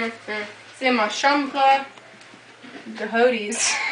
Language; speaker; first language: French; non-native, learner; English